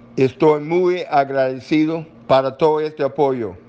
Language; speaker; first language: Spanish; non-native, learner; English